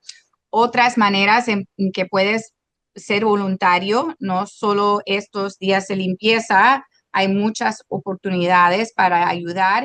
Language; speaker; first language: Spanish; non-native, local second language; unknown